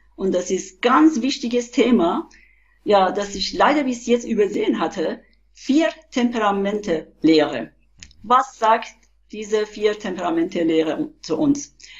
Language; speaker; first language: German; non-native, fluent; Persian